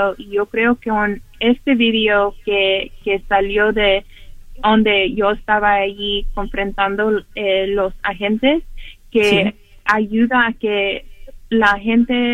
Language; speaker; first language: Spanish; early bilingual, heritage; Spanish